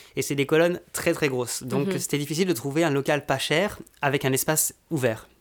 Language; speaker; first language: French; native; French